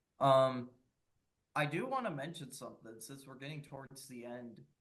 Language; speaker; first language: English; native; English